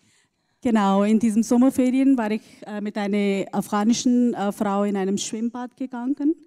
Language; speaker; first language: German; non-native, learner; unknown